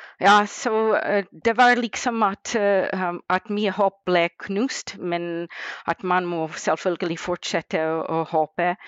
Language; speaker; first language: Norwegian; non-native, fluent; English